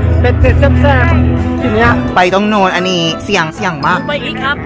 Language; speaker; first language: Thai; non-native, learner; Filipino